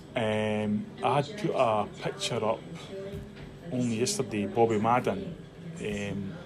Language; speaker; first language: English; native; English